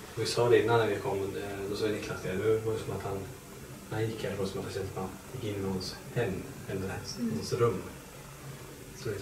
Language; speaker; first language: Swedish; native; Swedish